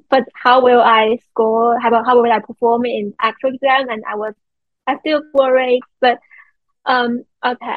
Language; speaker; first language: English; non-native, fluent; Chinese